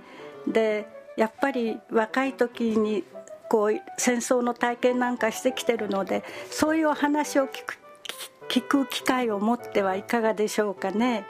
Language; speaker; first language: Japanese; native; Japanese